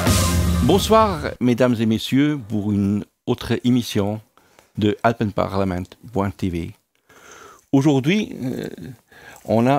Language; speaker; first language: French; non-native, fluent; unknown